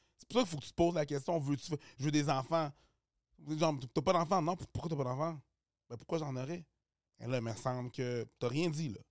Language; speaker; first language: French; early bilingual, other home language; Haitian Creole